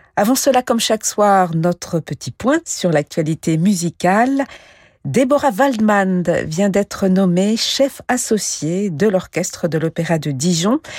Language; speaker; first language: French; native; French